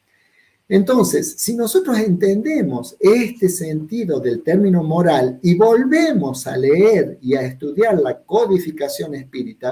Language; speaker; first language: Spanish; native; Spanish